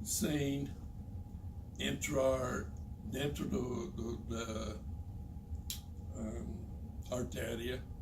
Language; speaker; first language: Portuguese; non-native, fluent; English